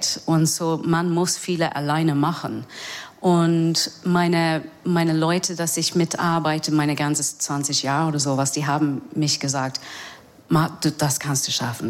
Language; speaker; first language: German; non-native, learner; English